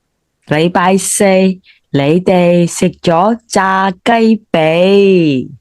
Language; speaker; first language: Cantonese; native; Cantonese